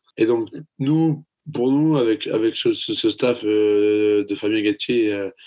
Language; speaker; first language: French; native; French